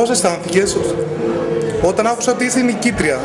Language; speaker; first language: Greek; native; Greek